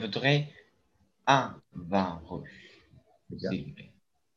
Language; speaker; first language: French; non-native, learner; Spanish